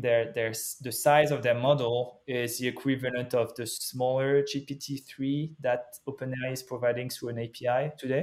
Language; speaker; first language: English; non-native, fluent; French